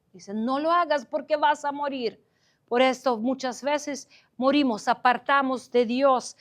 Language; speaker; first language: Spanish; non-native, fluent; Ukrainian